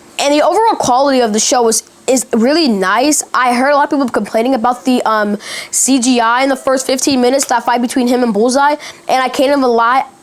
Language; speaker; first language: English; native; English